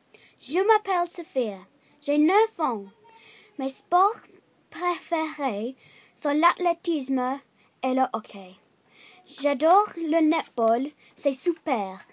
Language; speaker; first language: French; non-native, learner; English